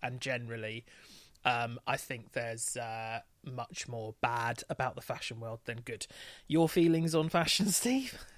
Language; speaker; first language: English; native; English